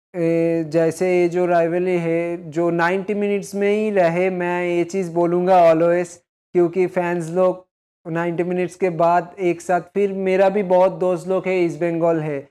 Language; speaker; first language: Hindi; non-native, local second language; Bangla